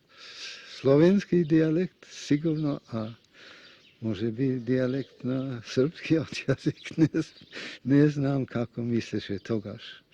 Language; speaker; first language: Macedonian; non-native, fluent; Russian